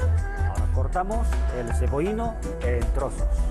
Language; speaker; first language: Spanish; non-native, fluent; Chinese